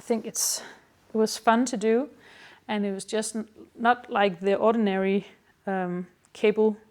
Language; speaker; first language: English; non-native, fluent; Danish